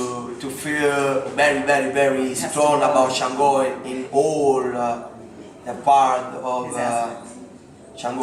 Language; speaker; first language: English; non-native, learner; Spanish